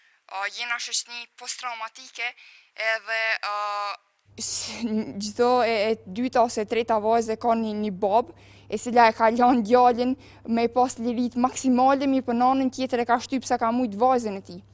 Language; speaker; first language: Albanian; native; Albanian